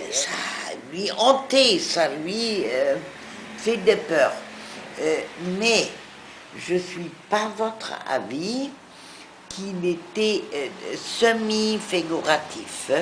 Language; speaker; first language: French; non-native, fluent; German